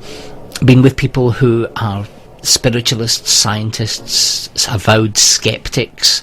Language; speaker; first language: English; native; English